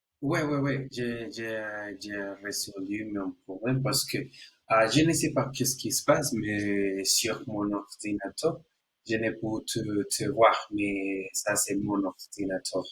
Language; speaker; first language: French; non-native, learner; Spanish